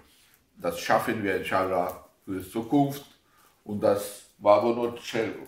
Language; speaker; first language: German; non-native, learner; Pashto